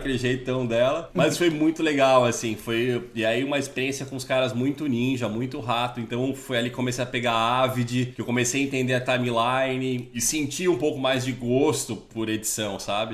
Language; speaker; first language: Portuguese; native; Portuguese